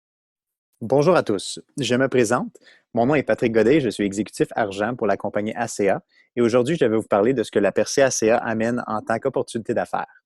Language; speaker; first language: French; native; French